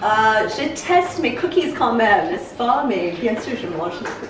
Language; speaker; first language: French; non-native, fluent; English